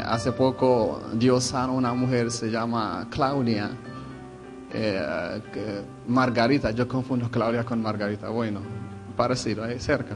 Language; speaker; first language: Spanish; non-native, fluent; Hebrew